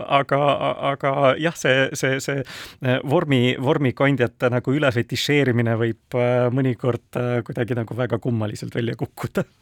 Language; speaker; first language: Estonian; non-native, local second language; Russian